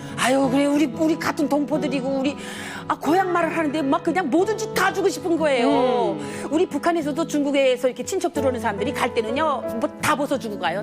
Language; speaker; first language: Korean; native; Korean